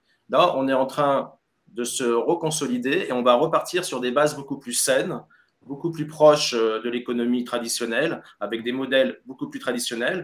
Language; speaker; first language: French; native; French